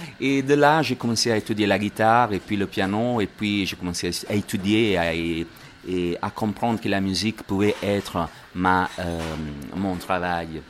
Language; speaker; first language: French; non-native, learner; Italian